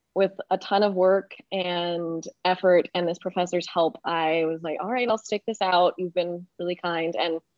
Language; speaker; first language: English; native; English